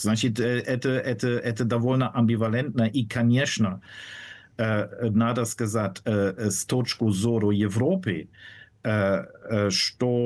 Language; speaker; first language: Russian; non-native, fluent; German